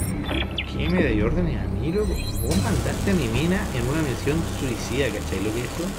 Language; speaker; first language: Spanish; native; Spanish